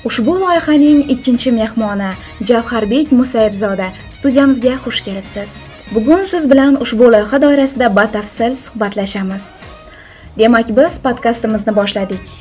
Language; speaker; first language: Uzbek; native; Uzbek